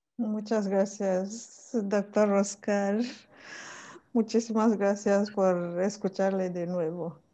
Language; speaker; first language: Spanish; non-native, fluent; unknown